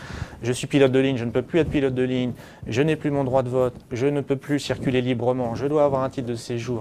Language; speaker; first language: French; native; French